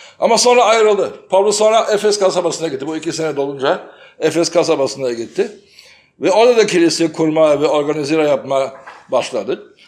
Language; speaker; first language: Turkish; native; Turkish